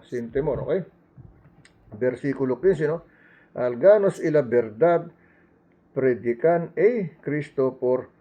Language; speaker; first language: Spanish; non-native, learner; Filipino